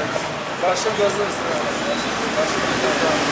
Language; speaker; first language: Turkish; native; Turkish